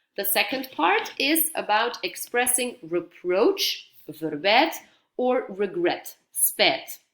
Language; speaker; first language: English; non-native, fluent; Dutch